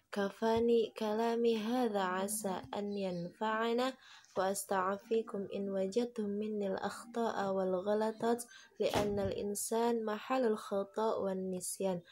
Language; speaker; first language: Arabic; non-native, learner; Indonesian